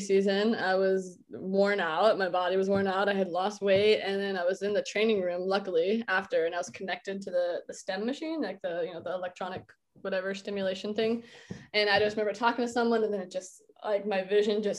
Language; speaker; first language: English; native; English